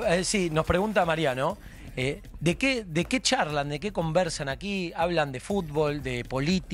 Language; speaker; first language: Spanish; native; Spanish